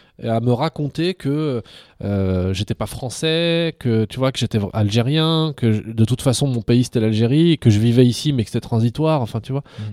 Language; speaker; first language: French; early bilingual, other home language; Arabic